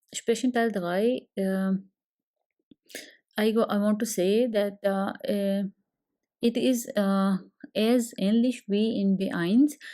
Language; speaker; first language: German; non-native, learner; Urdu